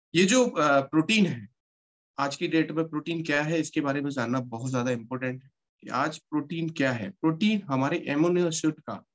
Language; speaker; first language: Hindi; native; Hindi